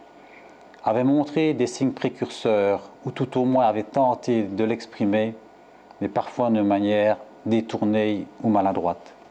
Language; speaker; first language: French; native; French